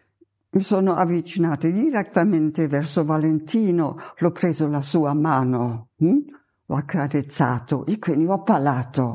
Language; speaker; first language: Italian; non-native, fluent; German